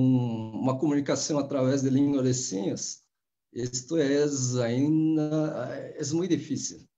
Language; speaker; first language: Spanish; non-native, fluent; Portuguese